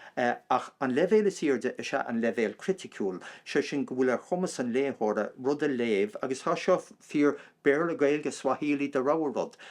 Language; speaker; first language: Irish; non-native, local second language; English